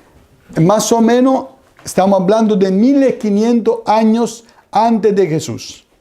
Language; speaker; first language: Spanish; non-native, fluent; Italian